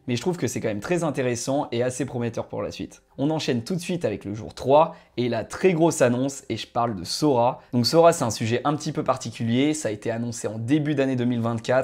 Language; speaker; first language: French; native; French